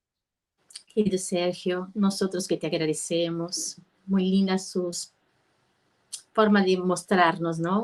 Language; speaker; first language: Spanish; non-native, fluent; Portuguese